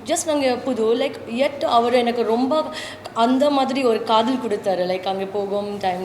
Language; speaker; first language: Tamil; non-native, learner; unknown